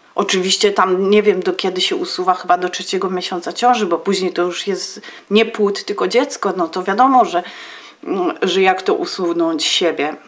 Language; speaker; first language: Polish; native; Polish